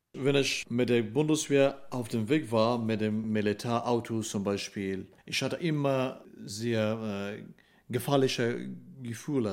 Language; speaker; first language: German; non-native, fluent; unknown